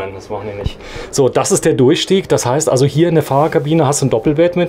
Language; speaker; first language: German; native; German